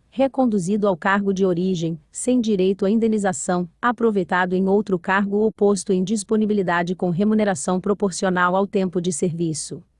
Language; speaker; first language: Portuguese; native; Portuguese